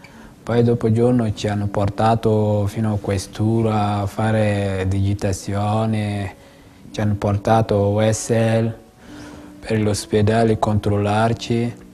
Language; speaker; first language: Italian; non-native, fluent; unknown